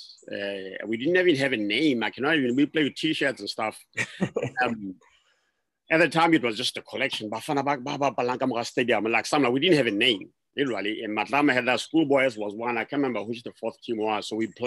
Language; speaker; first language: English; non-native, local second language; Southern Sotho